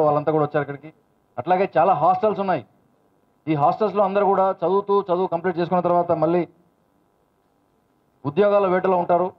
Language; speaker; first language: Telugu; native; Telugu